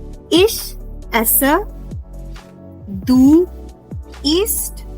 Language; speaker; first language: German; non-native, fluent; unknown